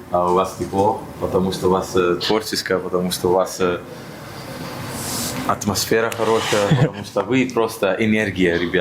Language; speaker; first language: Russian; non-native, fluent; Italian